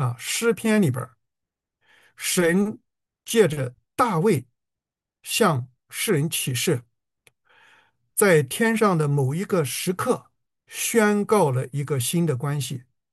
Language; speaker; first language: Chinese; native; Chinese